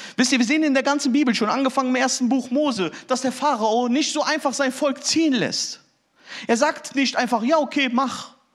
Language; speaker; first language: German; early bilingual, other home language; Turkish